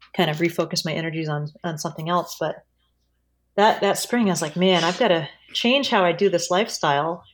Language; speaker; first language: English; native; English